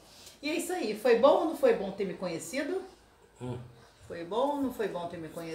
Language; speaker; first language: Portuguese; native; Portuguese